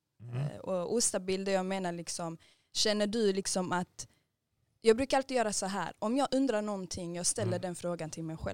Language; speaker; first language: Swedish; early bilingual, other home language; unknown